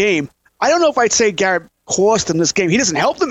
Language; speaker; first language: English; native; English